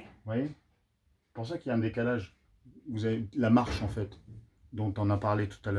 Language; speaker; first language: French; native; French